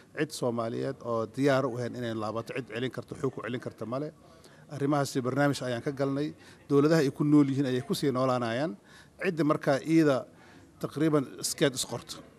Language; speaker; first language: Somali; native; Somali